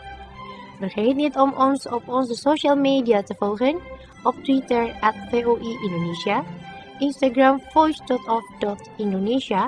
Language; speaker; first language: Dutch; non-native, fluent; Indonesian